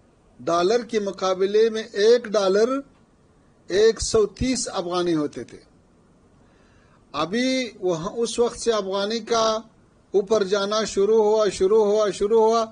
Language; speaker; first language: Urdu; non-native, fluent; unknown